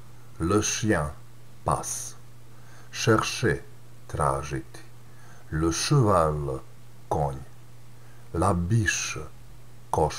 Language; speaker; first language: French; non-native, fluent; Serbian